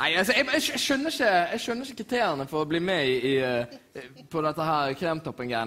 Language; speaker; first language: Norwegian; native; Norwegian